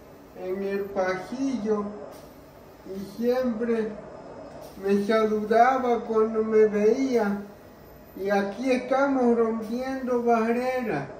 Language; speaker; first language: Spanish; early bilingual, heritage; Spanish